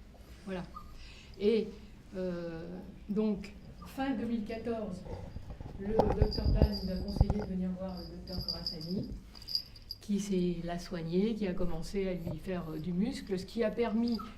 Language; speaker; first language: French; native; French